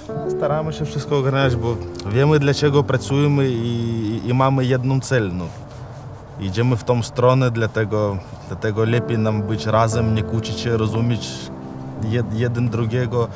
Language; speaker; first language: Polish; non-native, fluent; Ukrainian